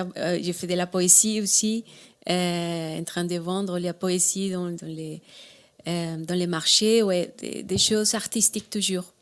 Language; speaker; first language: French; non-native, learner; Spanish